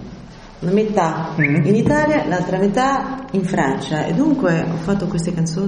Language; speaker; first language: Italian; early bilingual, heritage; French